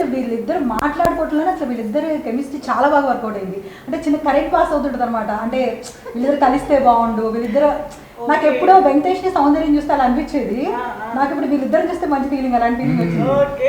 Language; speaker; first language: Telugu; native; Telugu